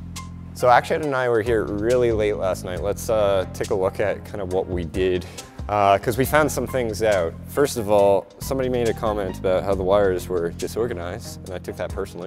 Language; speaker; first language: English; native; English